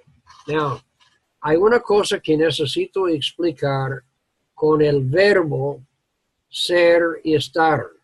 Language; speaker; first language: Spanish; non-native, learner; English